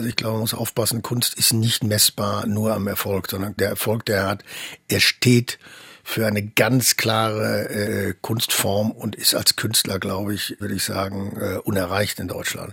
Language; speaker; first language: German; native; German